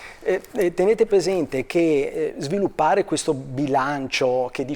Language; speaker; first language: Italian; native; Italian